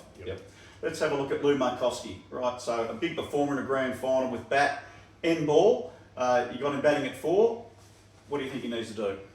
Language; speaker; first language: English; native; English